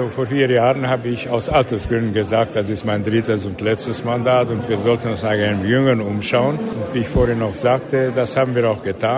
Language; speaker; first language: German; native; German